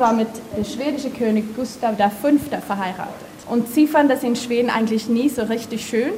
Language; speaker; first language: German; non-native, fluent; Swedish